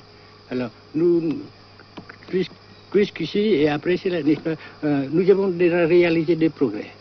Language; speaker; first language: French; non-native, fluent; Vietnamese